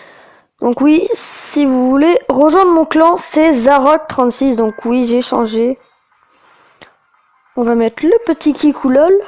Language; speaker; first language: French; native; French